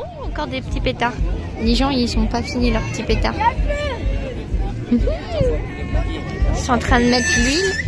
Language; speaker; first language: French; native; French